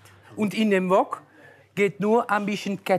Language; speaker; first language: German; non-native, learner; Dutch